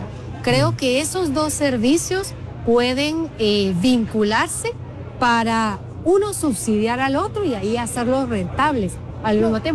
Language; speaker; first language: Spanish; native; Spanish